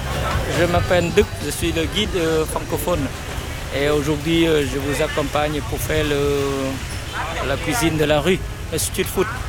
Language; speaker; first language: French; non-native, fluent; Vietnamese